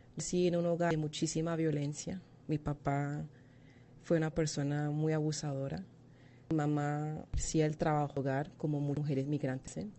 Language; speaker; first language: Spanish; early bilingual, heritage; Spanish